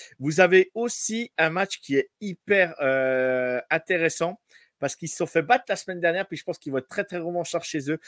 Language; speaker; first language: French; native; French